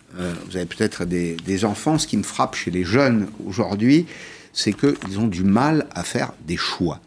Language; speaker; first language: French; native; French